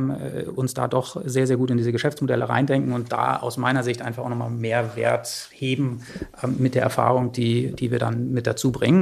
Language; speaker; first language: German; native; German